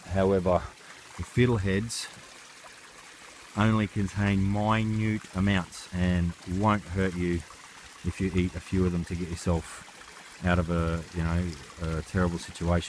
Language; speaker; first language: English; native; English